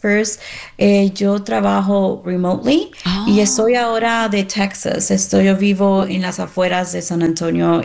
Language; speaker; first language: Spanish; early bilingual, heritage; Spanish